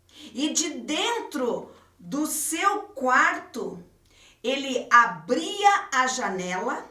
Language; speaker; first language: Portuguese; native; Portuguese